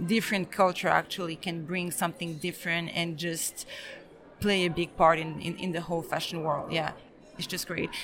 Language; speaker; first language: English; early bilingual, other home language; Serbian